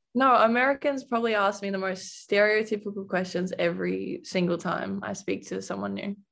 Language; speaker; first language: English; native; English